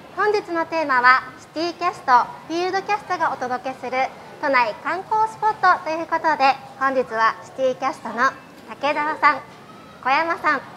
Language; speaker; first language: Japanese; native; Japanese